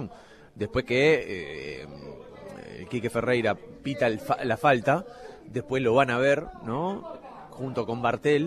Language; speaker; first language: Spanish; native; Spanish